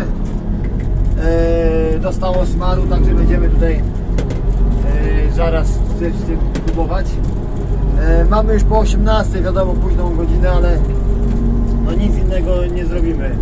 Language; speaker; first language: Polish; native; Polish